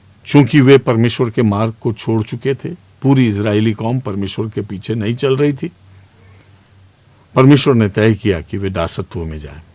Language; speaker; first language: Hindi; native; Hindi